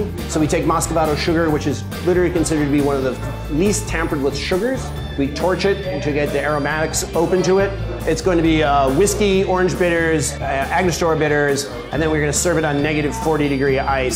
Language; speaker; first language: English; native; English